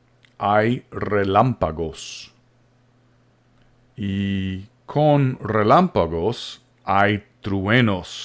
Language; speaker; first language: Spanish; non-native, fluent; English